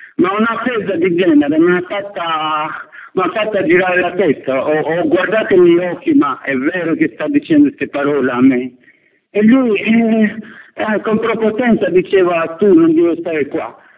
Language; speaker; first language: Italian; non-native, fluent; Albanian